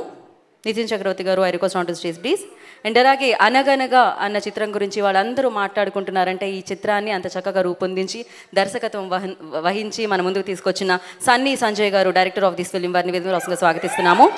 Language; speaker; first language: Telugu; native; Telugu